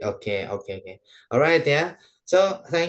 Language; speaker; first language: English; non-native, fluent; Indonesian